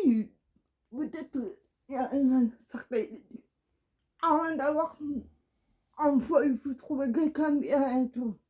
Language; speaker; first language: French; non-native, learner; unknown